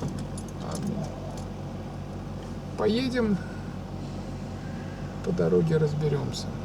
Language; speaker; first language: Russian; native; Russian